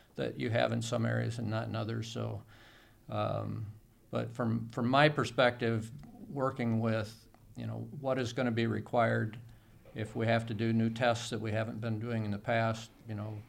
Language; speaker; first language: English; native; English